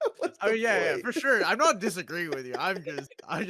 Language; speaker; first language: English; native; English